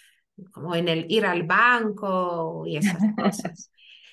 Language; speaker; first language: Spanish; non-native, fluent; Lithuanian